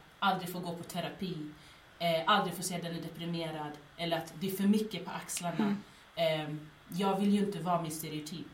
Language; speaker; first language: Swedish; early bilingual, other home language; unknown